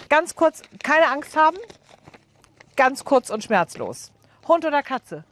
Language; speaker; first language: German; native; German